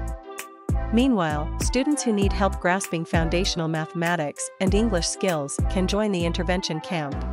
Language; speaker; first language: English; non-native, local second language; Filipino